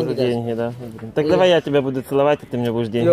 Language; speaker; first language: Russian; native; Russian